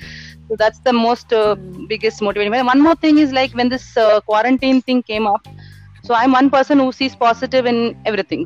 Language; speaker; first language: English; non-native, local second language; Tamil